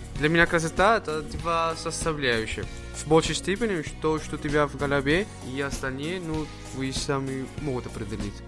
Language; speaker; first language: Russian; non-native, learner; Spanish